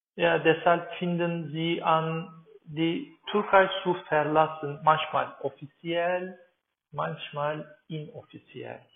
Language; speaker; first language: German; non-native, learner; Turkish